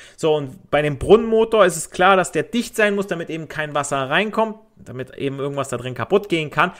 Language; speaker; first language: German; native; German